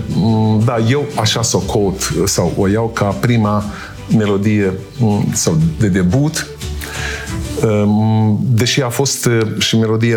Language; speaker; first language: Romanian; native; Romanian